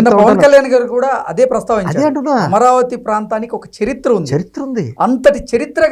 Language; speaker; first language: Telugu; native; Telugu